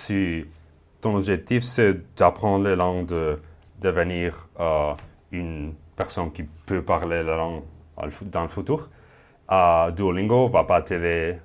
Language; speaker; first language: French; non-native, fluent; Spanish